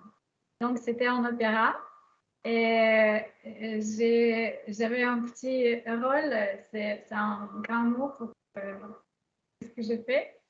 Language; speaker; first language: French; non-native, fluent; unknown